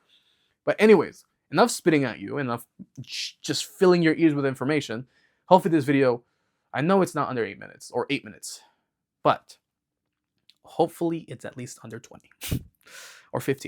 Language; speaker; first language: English; native; English